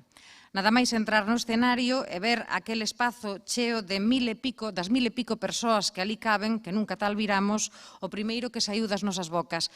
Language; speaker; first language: Galician; native; Galician